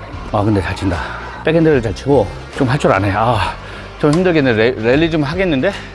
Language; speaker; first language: Korean; native; Korean